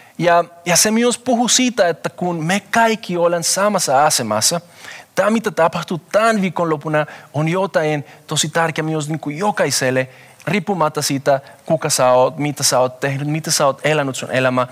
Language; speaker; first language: Finnish; non-native, fluent; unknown